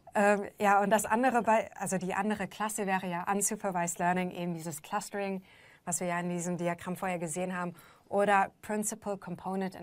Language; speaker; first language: German; native; German